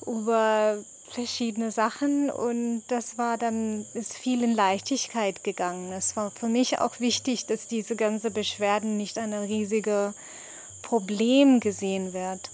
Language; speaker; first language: German; non-native, fluent; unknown